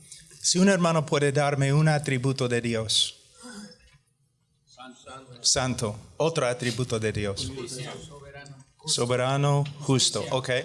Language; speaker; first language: Spanish; non-native, fluent; English